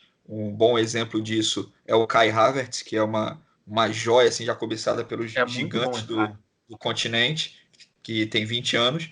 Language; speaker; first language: Portuguese; native; Portuguese